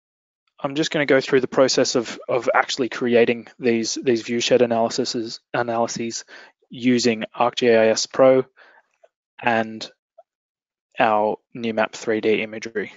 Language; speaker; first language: English; native; English